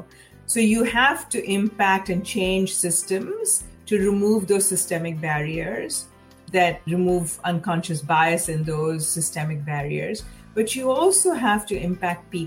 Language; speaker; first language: English; non-native, local second language; Hindi